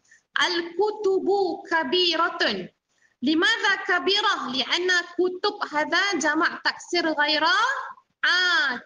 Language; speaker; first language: Arabic; non-native, fluent; Malay